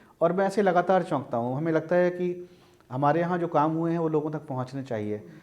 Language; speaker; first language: Hindi; native; Hindi